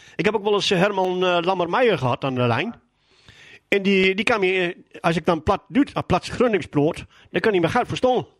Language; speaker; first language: Dutch; native; Dutch